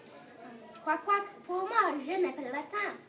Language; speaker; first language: French; non-native, learner; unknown